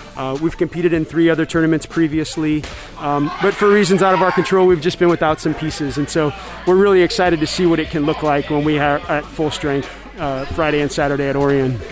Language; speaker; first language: English; native; English